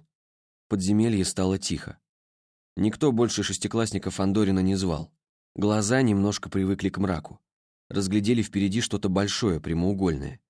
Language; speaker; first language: Russian; native; Russian